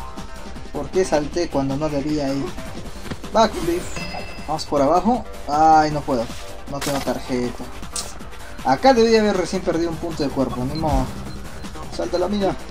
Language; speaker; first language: Spanish; native; Spanish